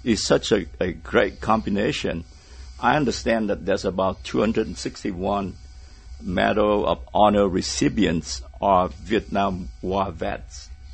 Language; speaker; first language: English; non-native, fluent; Vietnamese